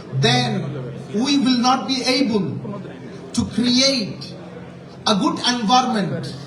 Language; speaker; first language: English; non-native, local second language; Bangla